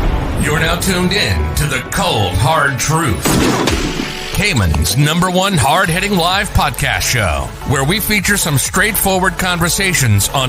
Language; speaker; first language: English; native; English